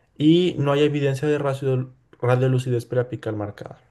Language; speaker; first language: Spanish; native; Spanish